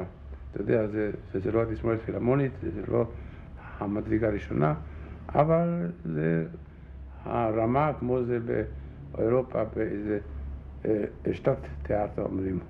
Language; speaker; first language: Hebrew; non-native, fluent; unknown